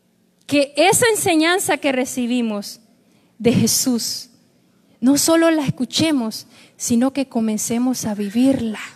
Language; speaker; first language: Spanish; native; Spanish